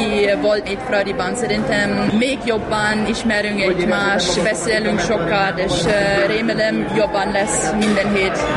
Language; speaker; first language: Hungarian; non-native, learner; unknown